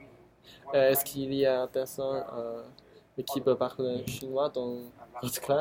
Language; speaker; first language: French; non-native, learner; Chinese